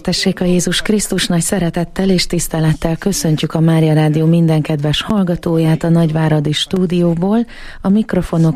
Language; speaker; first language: Hungarian; native; Hungarian